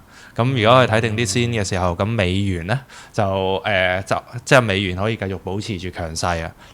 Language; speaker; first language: Cantonese; native; Cantonese